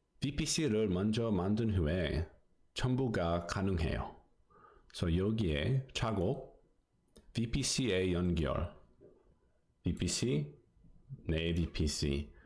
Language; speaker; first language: Korean; non-native, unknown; English